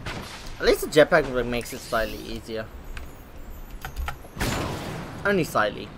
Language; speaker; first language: English; native; English